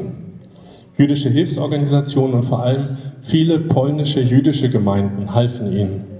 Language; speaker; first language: German; native; German